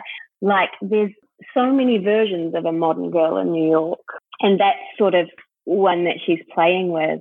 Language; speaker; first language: English; native; English